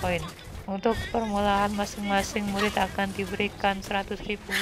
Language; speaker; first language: Indonesian; native; Indonesian